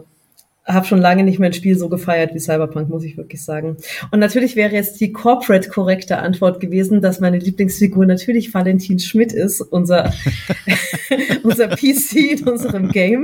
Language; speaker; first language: German; native; German